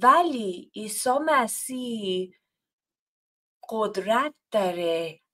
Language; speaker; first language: Persian; non-native, fluent; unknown